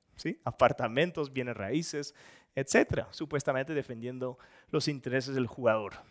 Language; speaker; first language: Spanish; non-native, fluent; Dutch